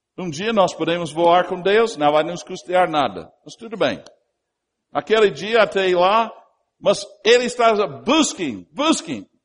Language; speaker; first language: Portuguese; non-native, fluent; English